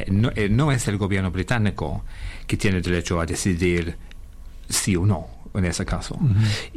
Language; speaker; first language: Spanish; non-native, fluent; English